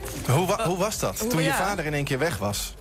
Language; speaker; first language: Dutch; native; Dutch